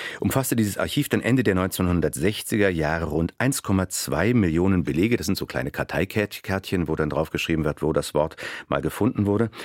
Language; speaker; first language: German; native; German